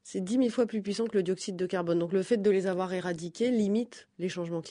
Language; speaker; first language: French; native; French